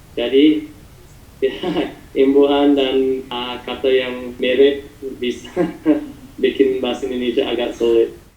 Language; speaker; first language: Indonesian; non-native, fluent; English